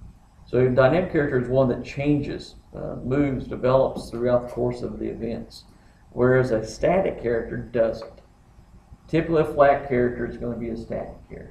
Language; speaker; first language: English; native; English